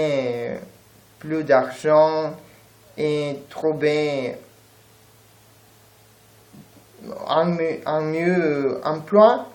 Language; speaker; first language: French; non-native, learner; Spanish